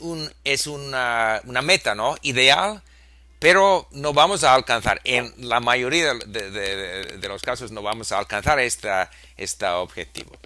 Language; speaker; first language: Spanish; non-native, fluent; English